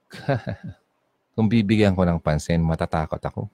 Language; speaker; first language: Filipino; non-native, local second language; Bikol